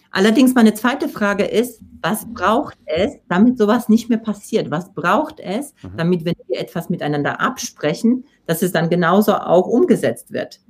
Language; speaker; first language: German; non-native, fluent; Polish